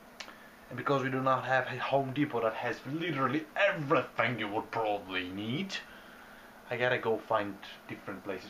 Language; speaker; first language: English; non-native, fluent; Bulgarian